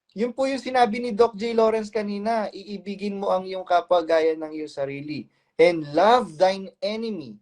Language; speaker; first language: Filipino; native; Filipino